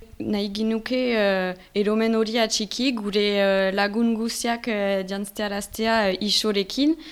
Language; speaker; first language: Basque; native; Basque